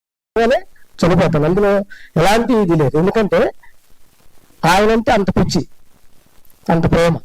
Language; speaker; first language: Telugu; native; Telugu